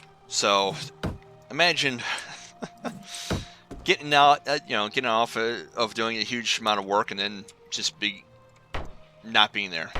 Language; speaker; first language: English; native; English